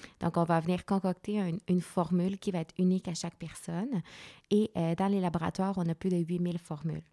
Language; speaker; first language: French; non-native, fluent; Spanish